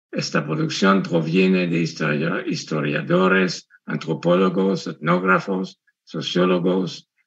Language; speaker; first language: Spanish; non-native, fluent; French